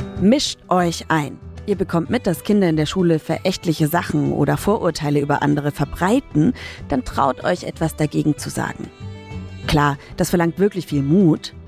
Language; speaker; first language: German; native; German